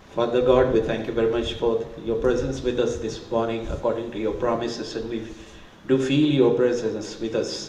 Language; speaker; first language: English; non-native, local second language; Marathi